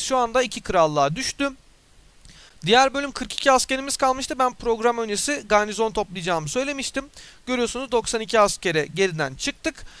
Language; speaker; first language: Turkish; native; Turkish